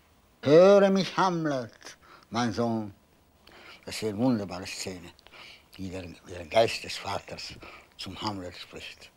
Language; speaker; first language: German; non-native, fluent; Polish